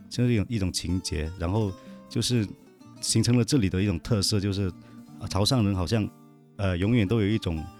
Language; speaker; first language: Chinese; non-native, local second language; Min Nan Chinese